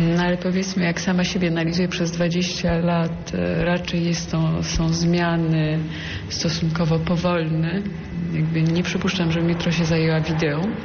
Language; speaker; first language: Polish; early bilingual, heritage; Polish